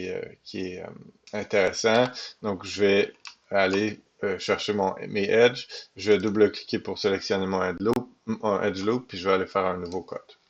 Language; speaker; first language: French; native; French